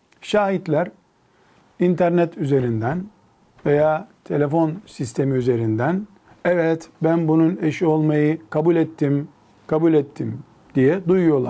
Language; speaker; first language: Turkish; native; Turkish